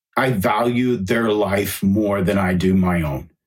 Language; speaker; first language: English; native; English